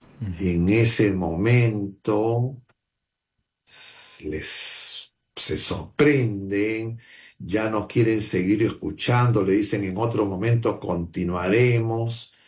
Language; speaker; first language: Spanish; native; Spanish